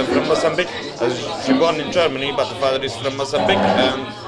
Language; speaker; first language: English; non-native, learner; Swiss German